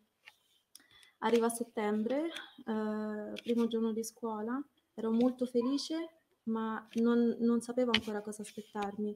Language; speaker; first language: Italian; early bilingual, other home language; Arabic